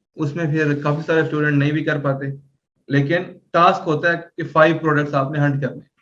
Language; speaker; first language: Urdu; non-native, local second language; Punjabi